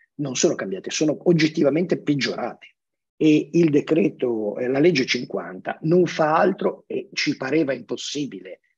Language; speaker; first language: Italian; native; Italian